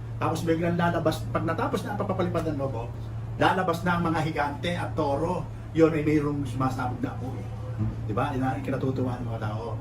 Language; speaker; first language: Filipino; native; Filipino